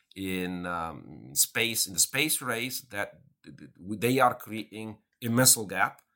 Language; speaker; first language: English; non-native, fluent; Italian